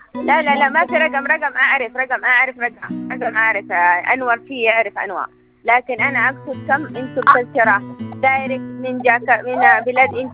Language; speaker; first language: Arabic; non-native, learner; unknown